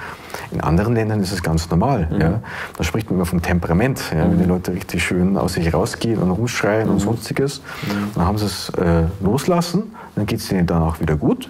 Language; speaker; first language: German; native; German